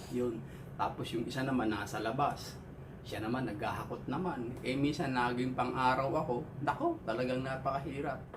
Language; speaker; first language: Filipino; native; Filipino